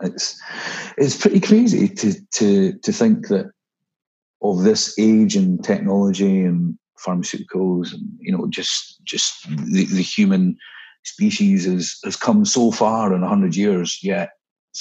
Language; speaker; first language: English; native; English